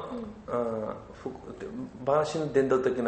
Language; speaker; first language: Japanese; non-native, learner; Bangla